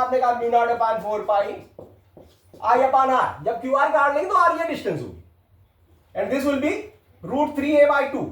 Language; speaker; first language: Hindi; native; Hindi